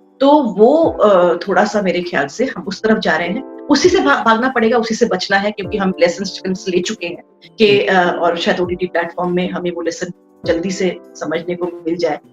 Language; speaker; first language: Hindi; non-native, local second language; Bangla